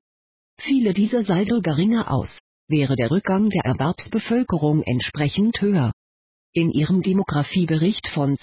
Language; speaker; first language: German; native; German